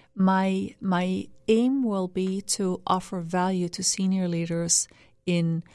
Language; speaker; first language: English; non-native, fluent; Dutch